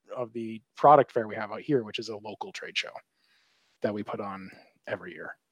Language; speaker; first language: English; native; English